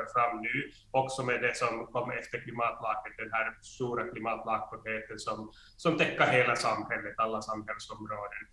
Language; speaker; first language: Swedish; non-native, fluent; Finnish